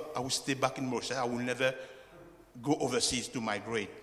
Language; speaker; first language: English; non-native, fluent; Chinese